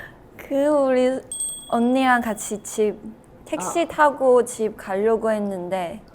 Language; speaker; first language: Korean; non-native, fluent; Chinese